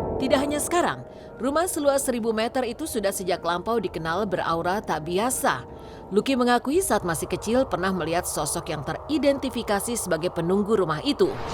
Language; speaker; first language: Indonesian; native; Indonesian